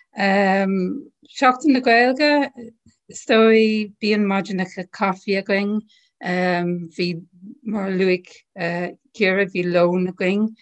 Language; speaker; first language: Irish; non-native, local second language; English